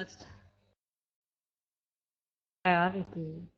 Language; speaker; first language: English; non-native, learner; Vietnamese